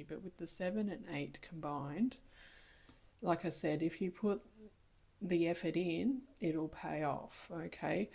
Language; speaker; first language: English; native; English